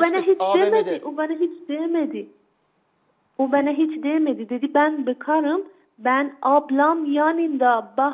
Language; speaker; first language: Turkish; non-native, learner; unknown